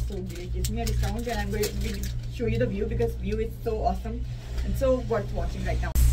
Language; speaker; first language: English; non-native, local second language; Hindi